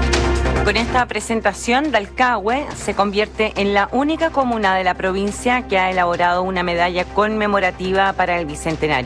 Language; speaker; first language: Spanish; native; Spanish